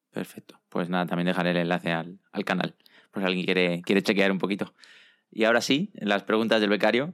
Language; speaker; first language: Spanish; native; Spanish